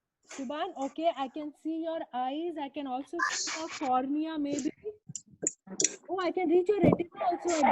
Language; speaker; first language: English; non-native, local second language; Hindi